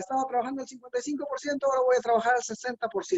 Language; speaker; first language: Spanish; native; Spanish